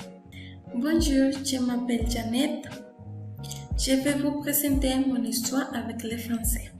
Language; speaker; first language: French; non-native, learner; Spanish